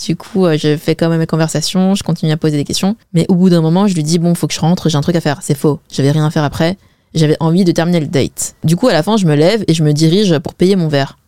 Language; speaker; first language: French; early bilingual, other home language; Wu Chinese